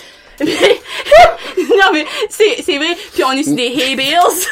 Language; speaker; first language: French; native; French